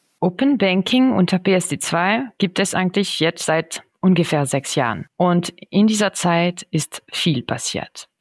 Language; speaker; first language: German; non-native, fluent; French